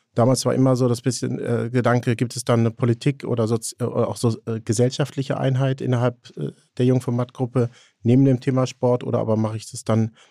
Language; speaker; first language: German; native; German